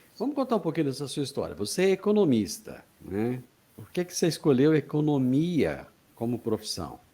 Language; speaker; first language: Portuguese; native; Portuguese